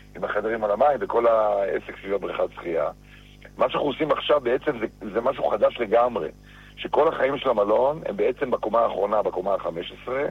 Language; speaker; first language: Hebrew; native; Hebrew